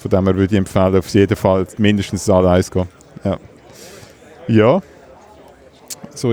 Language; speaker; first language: German; native; German